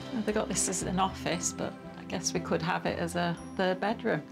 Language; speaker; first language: English; native; English